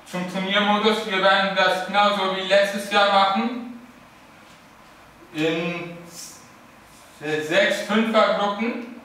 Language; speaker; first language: German; early bilingual, other home language; Turkish